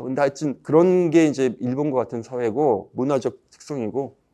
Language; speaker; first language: Korean; native; Korean